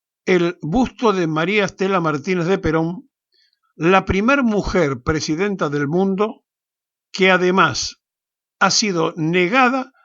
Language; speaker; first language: Spanish; native; Spanish